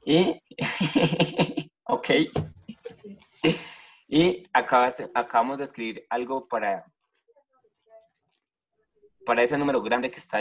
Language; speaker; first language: Spanish; native; Spanish